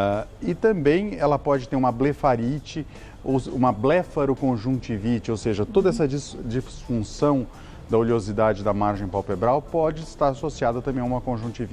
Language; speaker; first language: Portuguese; native; Portuguese